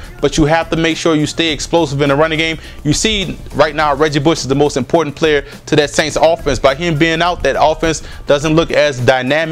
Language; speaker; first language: English; native; English